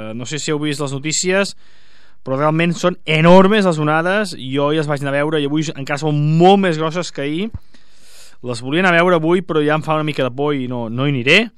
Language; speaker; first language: Catalan; native; Catalan